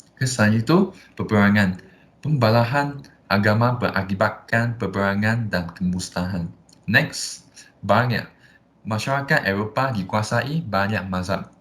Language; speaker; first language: Malay; non-native, local second language; Chinese